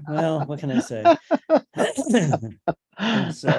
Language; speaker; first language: English; native; English